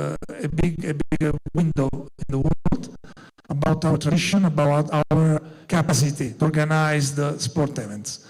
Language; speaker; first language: English; non-native, learner; Italian